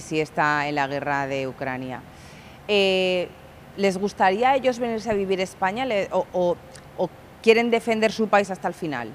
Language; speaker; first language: Spanish; native; Spanish